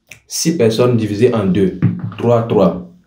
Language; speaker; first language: French; non-native, local second language; Ewe